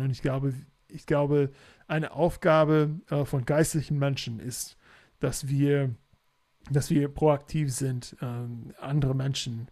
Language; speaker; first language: German; non-native, fluent; English